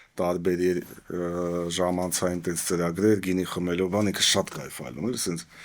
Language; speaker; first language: Armenian; native; Armenian